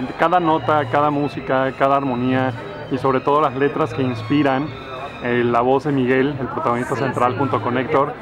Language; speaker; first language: Spanish; native; Spanish